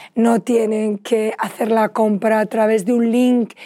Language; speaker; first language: Spanish; native; Spanish